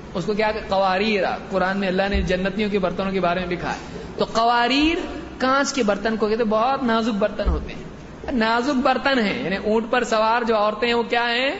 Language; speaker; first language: Urdu; native; Urdu